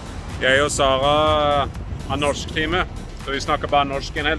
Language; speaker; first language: Norwegian; non-native, fluent; English